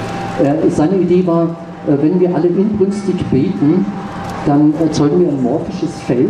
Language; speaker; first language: German; native; German